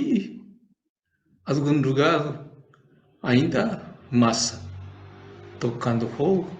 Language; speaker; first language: Portuguese; non-native, learner; Japanese